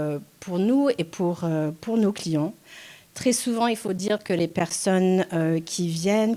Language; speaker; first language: French; non-native, local second language; English